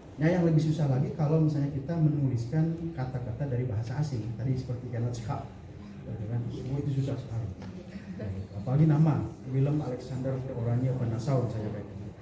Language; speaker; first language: Indonesian; non-native, local second language; Sundanese